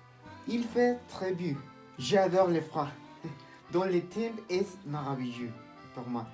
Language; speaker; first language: French; non-native, learner; Spanish